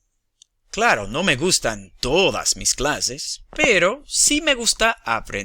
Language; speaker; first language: Spanish; non-native, fluent; English